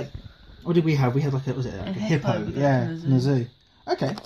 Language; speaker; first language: English; native; English